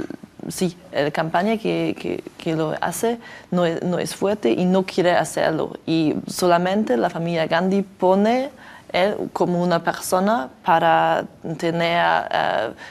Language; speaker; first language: Spanish; non-native, learner; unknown